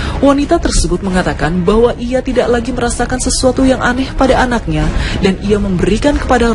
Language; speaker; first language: Indonesian; native; Indonesian